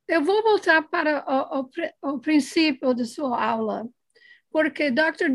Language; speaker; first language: Portuguese; non-native, fluent; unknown